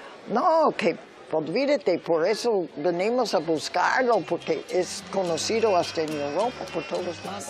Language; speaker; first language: Spanish; early bilingual, other home language; English